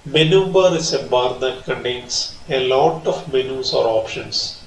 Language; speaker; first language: English; non-native, local second language; Malayalam